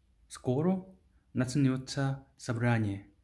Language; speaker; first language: Russian; non-native, learner; Korean